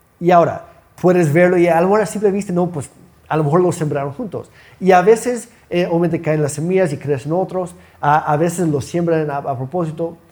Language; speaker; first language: Spanish; non-native, fluent; English